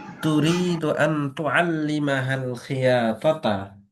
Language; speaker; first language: Arabic; non-native, fluent; Bangla